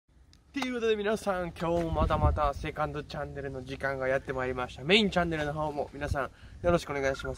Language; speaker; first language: Japanese; native; Japanese